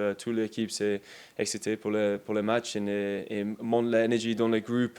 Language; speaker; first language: French; non-native, learner; English